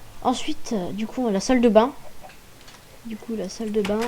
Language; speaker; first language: French; native; French